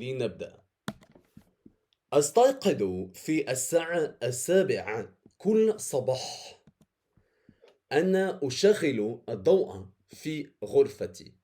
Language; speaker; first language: Arabic; non-native, fluent; English